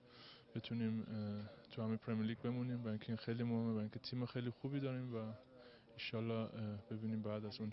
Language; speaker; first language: Persian; early bilingual, heritage; Persian